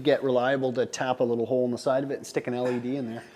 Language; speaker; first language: English; native; English